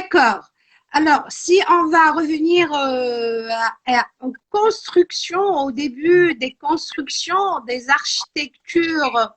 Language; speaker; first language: French; non-native, local second language; Arabic